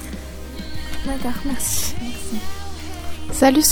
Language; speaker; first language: French; native; French